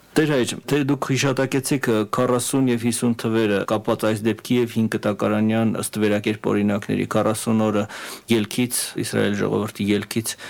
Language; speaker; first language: Armenian; native; Armenian